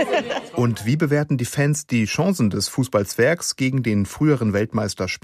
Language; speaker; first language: German; native; German